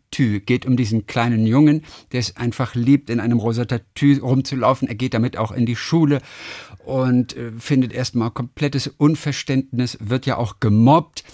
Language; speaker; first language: German; native; German